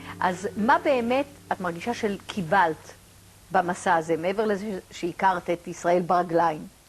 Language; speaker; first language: Hebrew; native; Hebrew